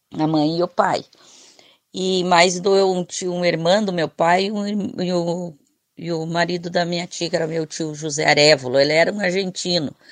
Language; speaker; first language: Portuguese; native; Portuguese